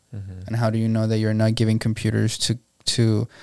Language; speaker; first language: English; non-native, fluent; Spanish